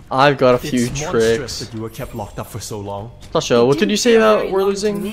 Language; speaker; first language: English; native; English